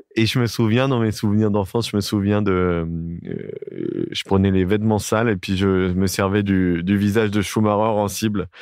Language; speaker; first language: French; native; French